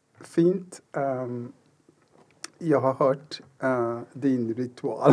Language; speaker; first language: Swedish; non-native, fluent; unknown